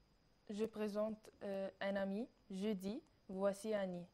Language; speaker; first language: French; non-native, learner; Arabic